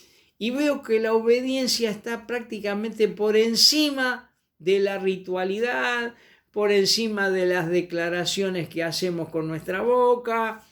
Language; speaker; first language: Spanish; native; Spanish